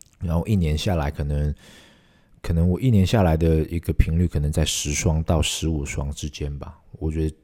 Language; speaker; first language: Chinese; non-native, local second language; Cantonese